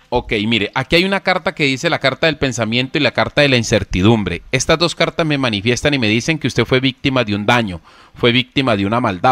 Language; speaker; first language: Spanish; native; Spanish